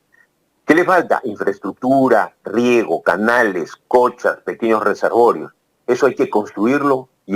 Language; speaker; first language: Spanish; native; Spanish